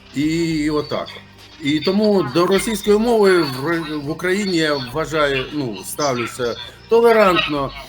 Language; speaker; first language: Ukrainian; non-native, local second language; Russian